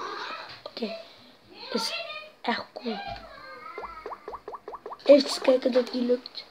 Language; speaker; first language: Dutch; non-native, local second language; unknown